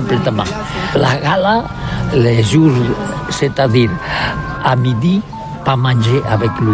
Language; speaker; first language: French; non-native, learner; Catalan